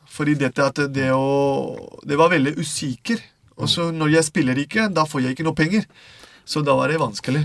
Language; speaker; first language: Norwegian; non-native, fluent; Spanish